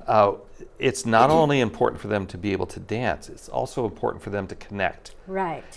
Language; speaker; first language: English; native; English